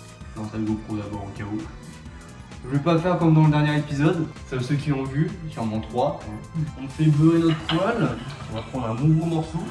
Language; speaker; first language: French; native; French